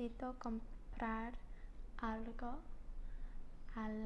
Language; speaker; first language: Spanish; non-native, learner; English